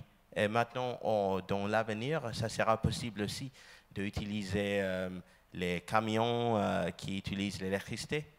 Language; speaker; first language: French; non-native, learner; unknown